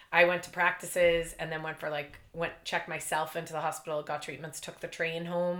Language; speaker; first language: English; native; English